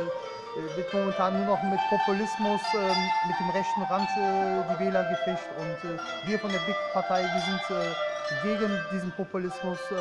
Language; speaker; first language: German; early bilingual, other home language; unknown